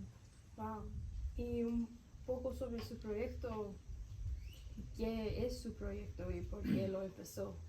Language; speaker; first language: Spanish; non-native, fluent; English